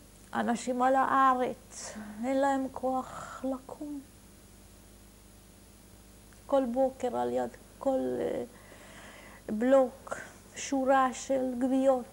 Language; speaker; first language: Hebrew; non-native, fluent; Hungarian